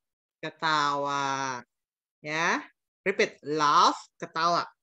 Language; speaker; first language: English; non-native, fluent; Indonesian